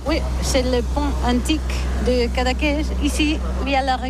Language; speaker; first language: French; non-native, learner; Catalan